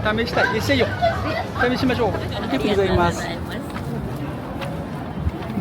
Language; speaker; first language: Japanese; non-native, learner; French